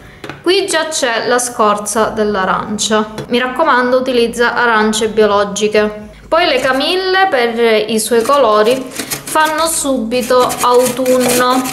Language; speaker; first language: Italian; native; Italian